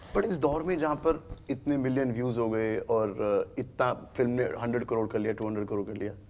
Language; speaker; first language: Hindi; non-native, local second language; Punjabi